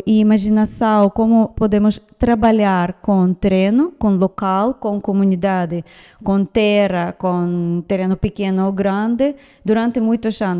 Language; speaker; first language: Portuguese; non-native, fluent; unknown